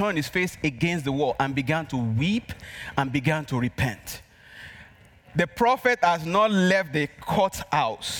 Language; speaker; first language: English; non-native, local second language; Yoruba